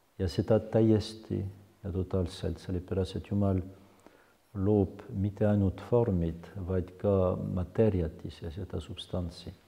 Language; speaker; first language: Estonian; non-native, fluent; French